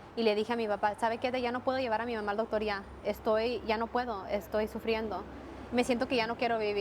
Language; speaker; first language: Spanish; early bilingual, heritage; Spanish